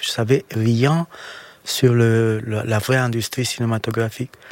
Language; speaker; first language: French; non-native, fluent; Romanian